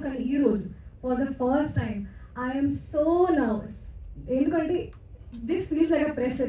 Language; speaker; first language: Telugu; non-native, learner; Hindi